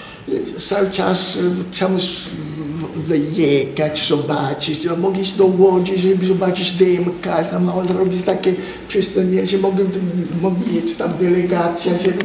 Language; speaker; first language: Polish; non-native, learner; Italian